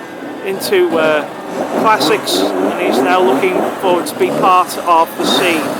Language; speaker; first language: English; native; English